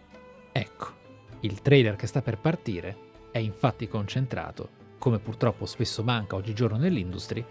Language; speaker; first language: Italian; native; Italian